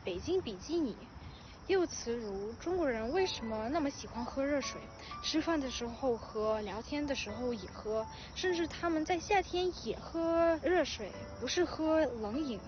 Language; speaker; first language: Chinese; early bilingual, other home language; Russian